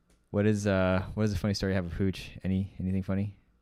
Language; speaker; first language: English; native; English